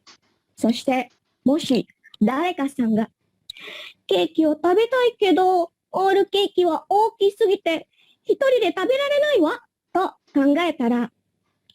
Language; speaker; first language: Japanese; non-native, learner; Indonesian